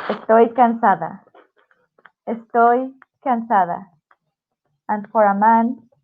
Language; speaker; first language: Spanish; non-native, fluent; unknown